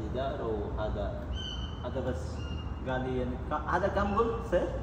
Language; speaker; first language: Arabic; non-native, learner; Bangla